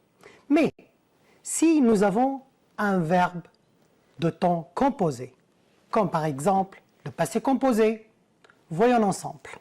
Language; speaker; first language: French; non-native, fluent; Arabic